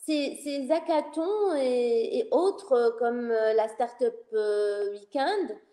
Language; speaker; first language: French; non-native, local second language; Arabic